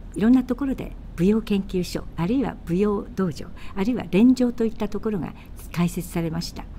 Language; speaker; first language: Japanese; native; Japanese